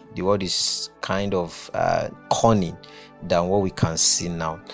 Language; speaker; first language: English; non-native, local second language; Yoruba